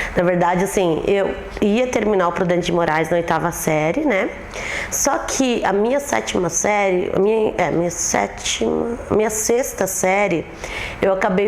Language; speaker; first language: Portuguese; early bilingual, other home language; Spanish